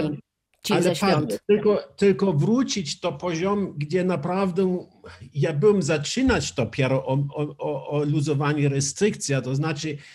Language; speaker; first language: Polish; non-native, learner; German